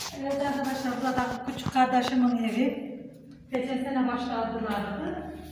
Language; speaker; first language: Turkish; native; Turkish